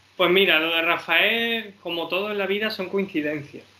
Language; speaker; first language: Spanish; native; Spanish